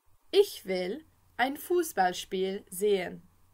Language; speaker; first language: German; non-native, fluent; English